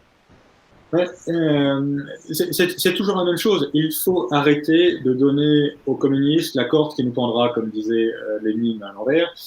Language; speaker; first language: French; native; French